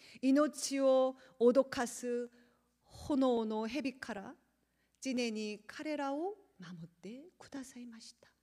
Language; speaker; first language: Japanese; non-native, learner; Korean